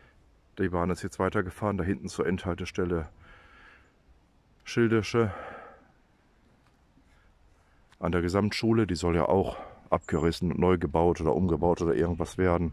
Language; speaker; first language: German; native; German